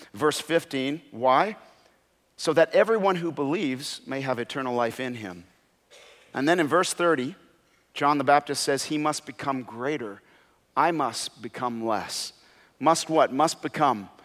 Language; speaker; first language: English; native; English